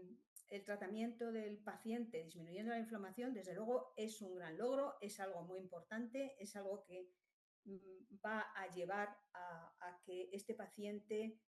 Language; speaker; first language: Spanish; native; Spanish